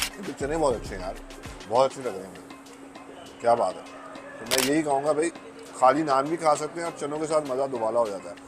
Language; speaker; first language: Urdu; non-native, local second language; Punjabi